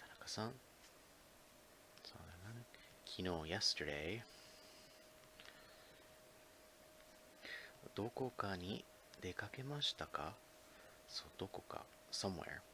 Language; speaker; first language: Japanese; non-native, fluent; English